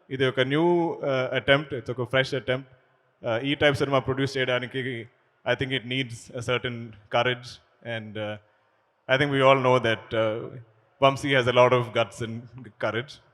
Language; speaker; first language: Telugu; non-native, learner; Malayalam